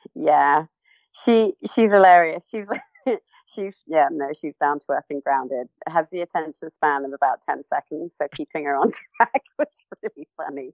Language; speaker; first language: English; native; English